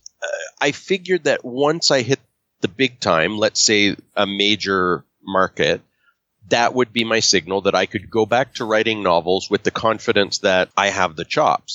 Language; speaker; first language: English; native; English